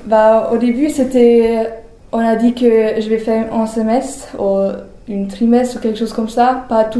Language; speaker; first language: French; non-native, learner; German